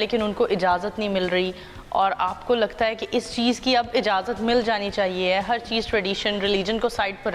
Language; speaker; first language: Hindi; native; Hindi